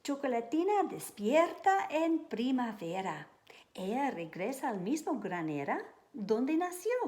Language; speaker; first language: Spanish; non-native, learner; English